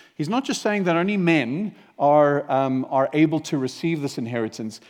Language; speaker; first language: English; native; English